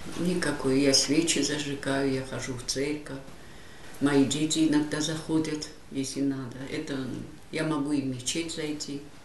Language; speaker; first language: Russian; non-native, local second language; Georgian